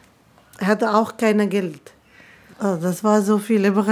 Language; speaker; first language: German; non-native, learner; Arabic